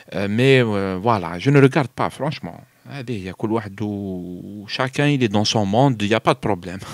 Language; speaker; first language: French; non-native, local second language; Arabic